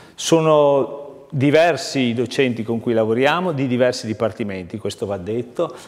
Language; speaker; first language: Italian; native; Italian